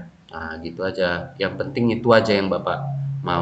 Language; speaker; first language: Indonesian; native; Indonesian